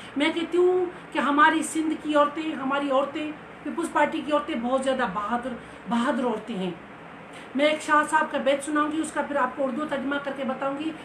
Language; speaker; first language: Urdu; non-native, local second language; Sindhi